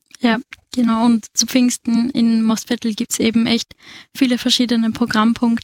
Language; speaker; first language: German; native; German